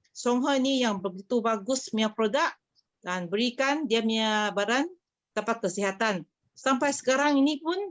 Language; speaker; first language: Malay; non-native, local second language; Chinese